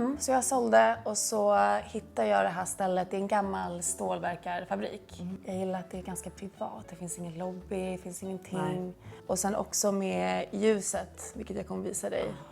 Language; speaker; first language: Swedish; early bilingual, heritage; Swedish